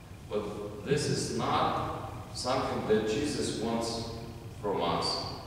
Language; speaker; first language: English; non-native, fluent; Ukrainian